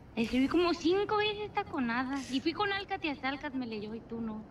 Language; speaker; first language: Spanish; native; Spanish